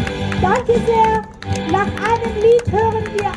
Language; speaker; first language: German; native; German